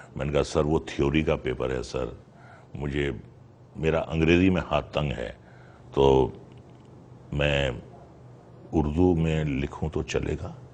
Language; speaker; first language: Hindi; native; Hindi